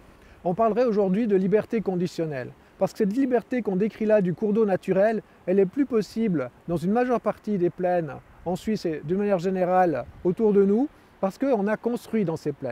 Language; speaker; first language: French; native; French